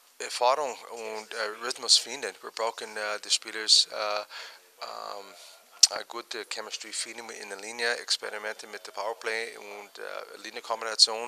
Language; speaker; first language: German; non-native, learner; English